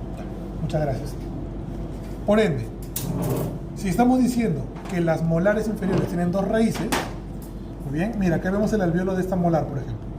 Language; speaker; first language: Spanish; native; Spanish